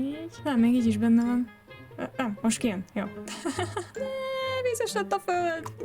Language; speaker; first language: Hungarian; native; Hungarian